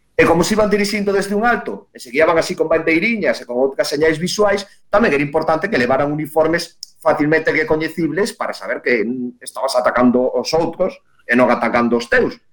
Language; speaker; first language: Galician; native; Galician